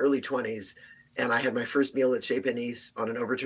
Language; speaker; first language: English; native; English